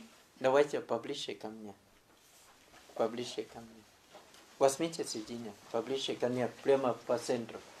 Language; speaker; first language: Russian; non-native, learner; Thai